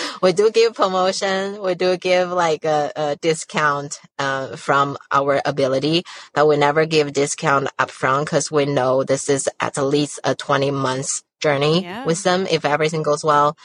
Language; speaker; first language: English; non-native, fluent; Chinese